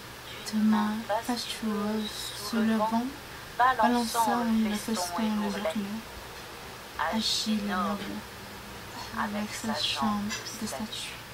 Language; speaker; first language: French; non-native, learner; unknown